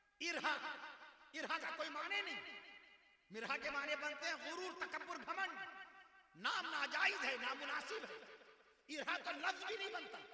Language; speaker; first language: Urdu; native; Urdu